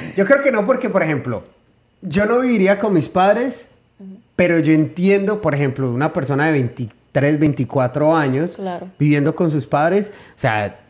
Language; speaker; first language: Spanish; early bilingual, heritage; Spanish